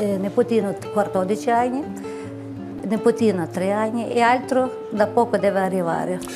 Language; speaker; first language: Italian; non-native, learner; Ukrainian